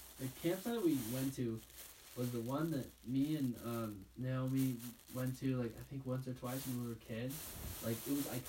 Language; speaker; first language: English; native; English